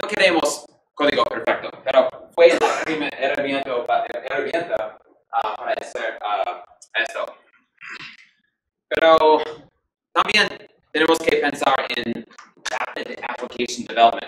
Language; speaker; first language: Spanish; non-native, learner; English